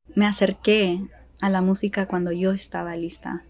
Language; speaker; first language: Spanish; early bilingual, heritage; Spanish